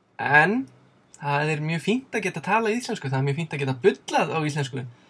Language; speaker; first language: Icelandic; non-native, fluent; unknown